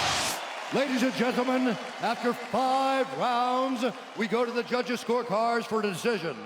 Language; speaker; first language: English; native; English